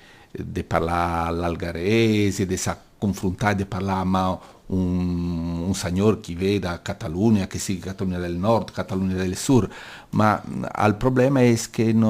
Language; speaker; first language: Catalan; non-native, local second language; Italian